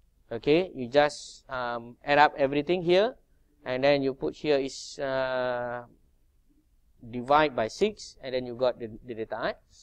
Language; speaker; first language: English; non-native, local second language; Malay